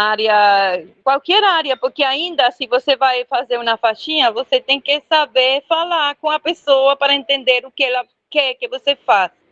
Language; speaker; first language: Portuguese; non-native, fluent; Spanish